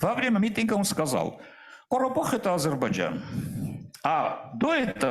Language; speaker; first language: Russian; non-native, fluent; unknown